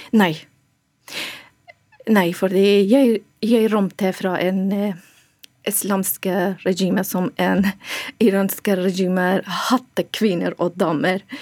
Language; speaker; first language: Norwegian; non-native, learner; Persian